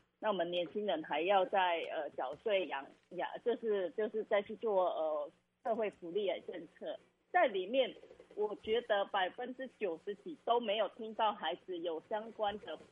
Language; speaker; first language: Chinese; non-native, fluent; Khmer